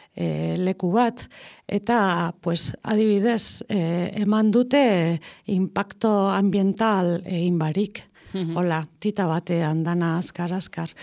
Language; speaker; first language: Basque; non-native, local second language; Spanish